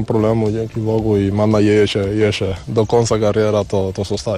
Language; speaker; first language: Polish; non-native, learner; Spanish